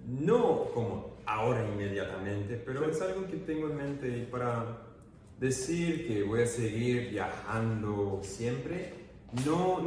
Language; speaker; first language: Spanish; non-native, fluent; English